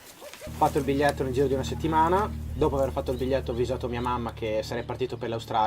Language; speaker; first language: Italian; native; Italian